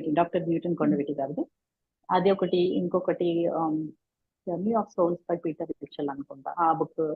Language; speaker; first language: Telugu; native; Telugu